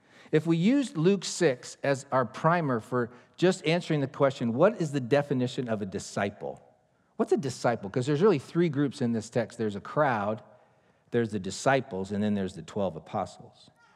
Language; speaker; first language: English; native; English